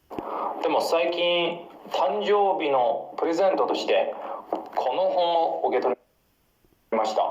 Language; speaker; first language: Japanese; non-native, fluent; Chinese